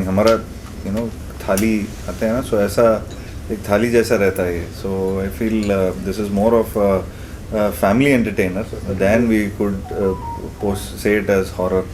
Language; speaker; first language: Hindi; non-native, local second language; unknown